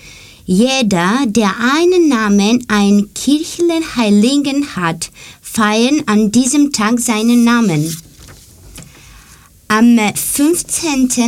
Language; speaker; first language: German; non-native, learner; Greek